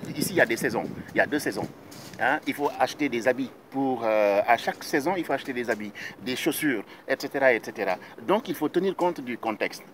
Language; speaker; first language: French; non-native, local second language; Wolof